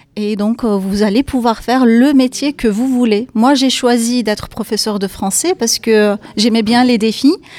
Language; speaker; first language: French; non-native, fluent; Kurdish